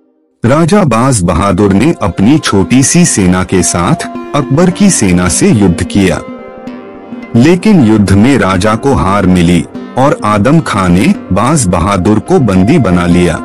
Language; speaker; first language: Hindi; native; Hindi